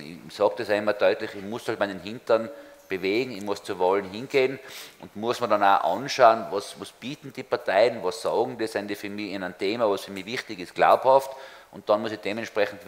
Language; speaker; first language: German; native; German